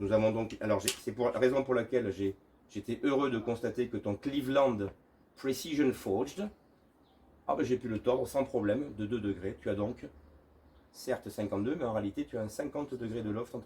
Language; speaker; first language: French; native; French